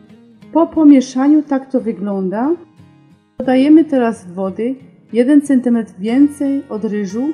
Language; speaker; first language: Polish; non-native, learner; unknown